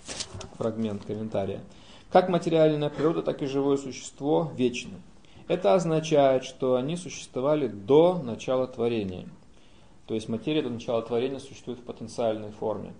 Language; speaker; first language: Russian; native; Russian